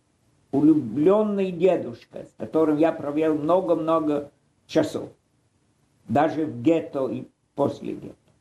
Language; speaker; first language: Russian; non-native, fluent; Polish